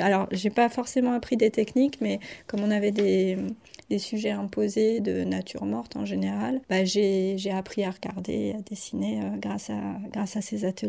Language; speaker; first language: French; native; French